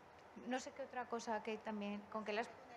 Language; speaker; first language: Spanish; native; Spanish